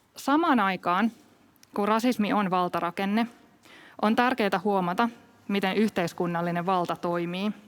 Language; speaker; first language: Finnish; native; Finnish